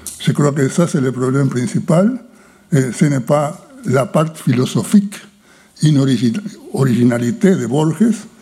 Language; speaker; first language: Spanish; native; Spanish